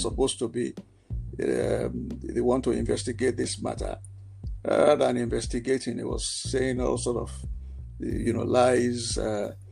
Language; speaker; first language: English; non-native, local second language; Yoruba